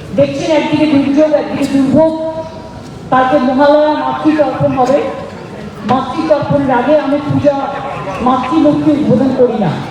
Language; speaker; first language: Bangla; native; Bangla